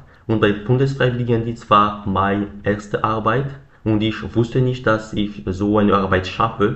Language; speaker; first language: German; non-native, learner; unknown